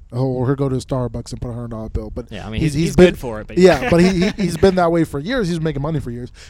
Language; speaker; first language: English; native; English